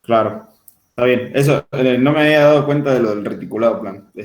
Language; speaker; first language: Spanish; native; Spanish